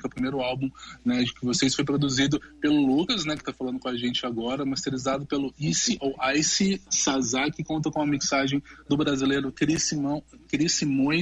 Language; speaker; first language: Portuguese; native; Portuguese